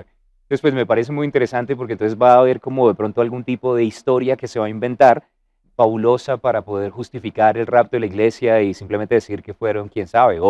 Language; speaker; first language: Spanish; native; Spanish